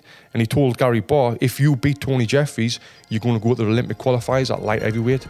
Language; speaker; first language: English; native; English